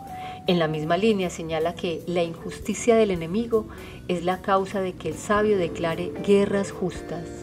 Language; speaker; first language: Spanish; native; Spanish